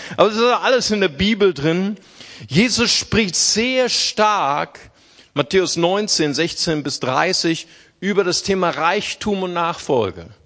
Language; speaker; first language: German; early bilingual, other home language; Portuguese